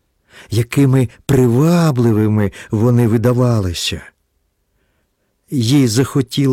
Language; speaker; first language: Ukrainian; native; Ukrainian